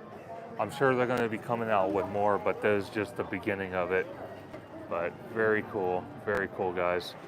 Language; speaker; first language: English; native; English